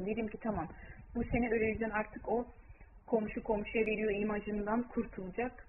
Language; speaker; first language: Turkish; early bilingual, heritage; Turkish